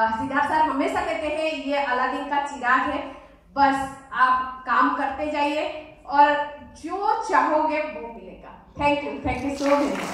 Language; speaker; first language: Hindi; non-native, local second language; Odia